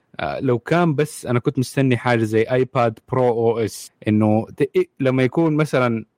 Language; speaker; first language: Arabic; native; Arabic